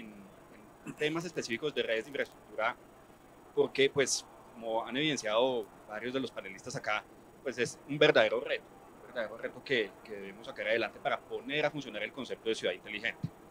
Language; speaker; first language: Spanish; native; Spanish